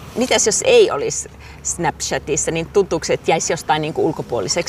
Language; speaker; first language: Finnish; native; Finnish